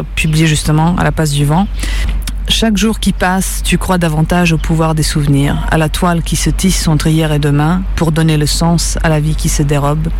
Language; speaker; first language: French; early bilingual, other home language; Serbian